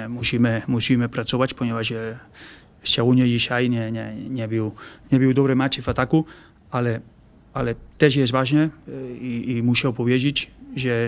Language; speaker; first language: Polish; non-native, learner; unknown